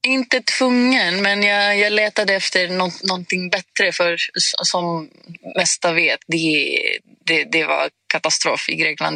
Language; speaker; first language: Swedish; non-native, fluent; Greek